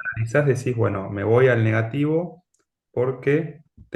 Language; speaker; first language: Spanish; native; Spanish